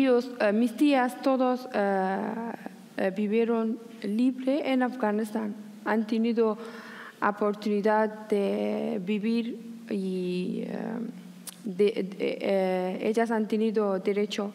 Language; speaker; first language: Spanish; non-native, learner; Persian